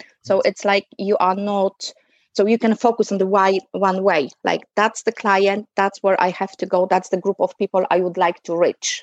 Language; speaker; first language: English; non-native, fluent; Polish